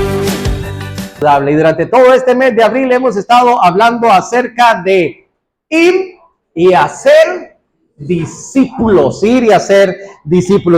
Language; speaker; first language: Spanish; native; Spanish